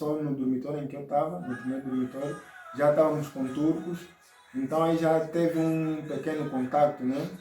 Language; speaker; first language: Portuguese; native; Portuguese